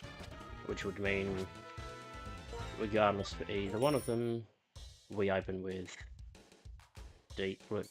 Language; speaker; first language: English; native; English